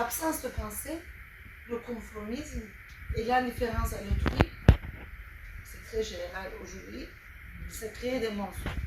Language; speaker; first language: French; non-native, fluent; Turkish